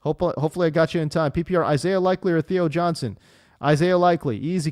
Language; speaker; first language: English; native; English